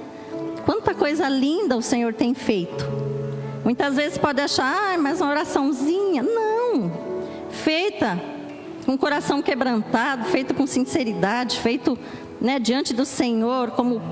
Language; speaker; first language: Portuguese; native; Portuguese